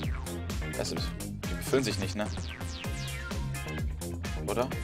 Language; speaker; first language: German; native; German